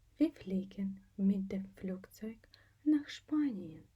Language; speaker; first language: German; non-native, fluent; Ukrainian